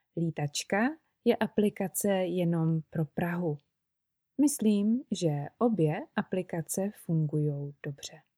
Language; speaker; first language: Czech; native; Czech